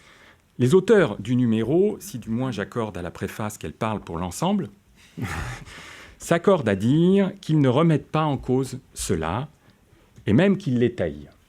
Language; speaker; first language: French; native; French